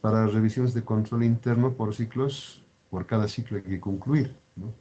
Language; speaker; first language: Spanish; native; Spanish